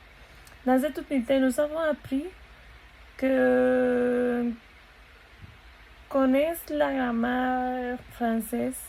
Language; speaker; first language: French; non-native, learner; Spanish